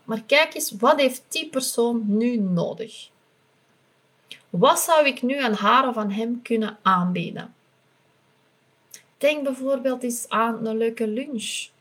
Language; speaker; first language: Dutch; native; Dutch